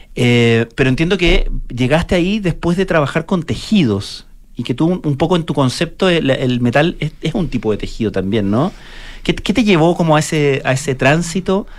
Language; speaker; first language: Spanish; native; Spanish